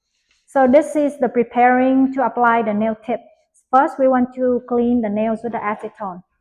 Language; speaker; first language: English; non-native, fluent; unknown